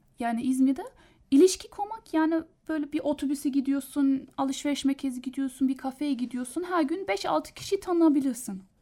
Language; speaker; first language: Turkish; non-native, learner; German